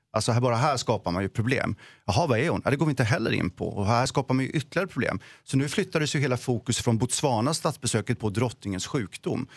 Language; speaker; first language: Swedish; native; Swedish